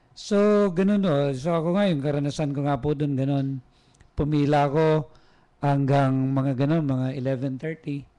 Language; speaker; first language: Filipino; non-native, local second language; Iloko